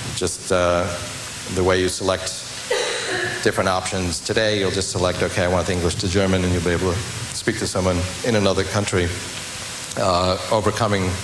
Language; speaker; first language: English; native; English